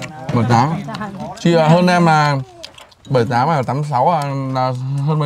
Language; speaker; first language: Vietnamese; native; Vietnamese